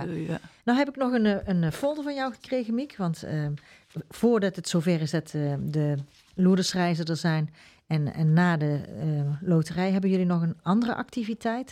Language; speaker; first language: Dutch; native; Dutch